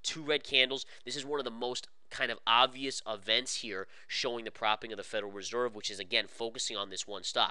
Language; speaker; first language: English; native; English